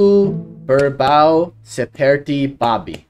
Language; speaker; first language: Indonesian; non-native, learner; English